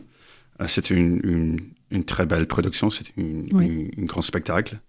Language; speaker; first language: French; non-native, learner; English